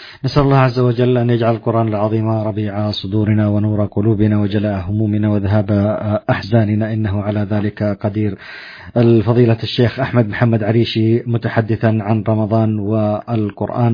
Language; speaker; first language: Arabic; native; Arabic